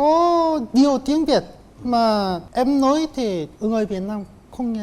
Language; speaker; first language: Vietnamese; non-native, learner; Korean